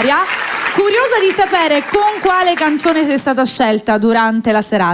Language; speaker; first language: Italian; native; Italian